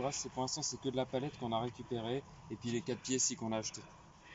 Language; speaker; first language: French; native; French